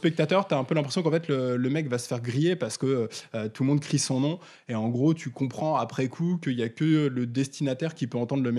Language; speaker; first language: French; native; French